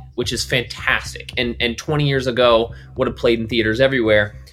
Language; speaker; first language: English; native; English